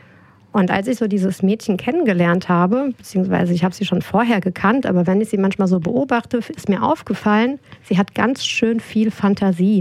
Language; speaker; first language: German; native; German